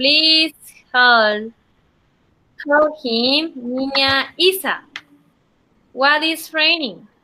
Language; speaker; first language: English; non-native, learner; Spanish